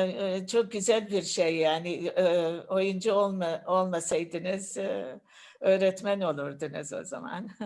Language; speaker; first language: Turkish; non-native, learner; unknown